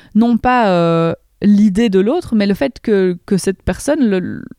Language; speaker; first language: French; native; French